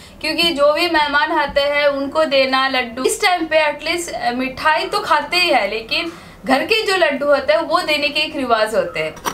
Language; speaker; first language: Hindi; non-native, local second language; Bangla